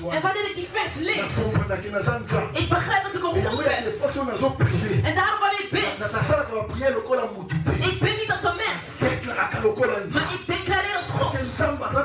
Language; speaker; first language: Dutch; non-native, fluent; French